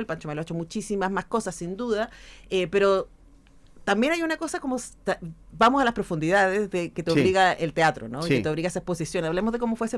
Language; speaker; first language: Spanish; native; Spanish